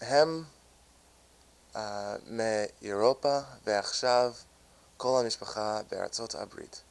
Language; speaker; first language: Hebrew; non-native, learner; English